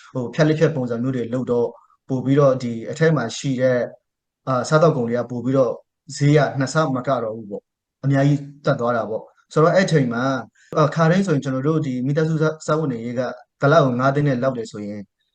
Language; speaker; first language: Burmese; non-native, local second language; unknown